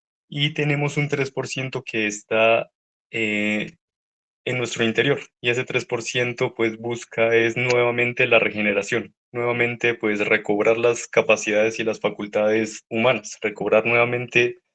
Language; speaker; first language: Spanish; native; Spanish